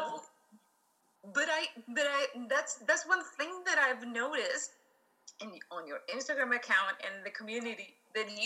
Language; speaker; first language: English; non-native, fluent; Spanish